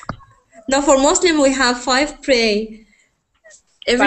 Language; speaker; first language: English; non-native, learner; Arabic